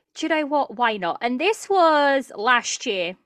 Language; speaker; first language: English; early bilingual, other home language; Portuguese